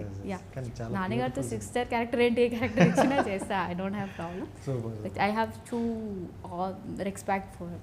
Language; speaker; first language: Telugu; non-native, learner; Odia